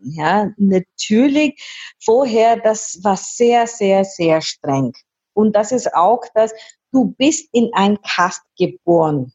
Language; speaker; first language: German; non-native, learner; Hindi